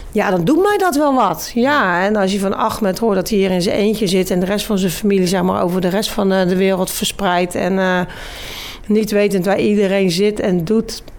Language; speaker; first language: Dutch; native; Dutch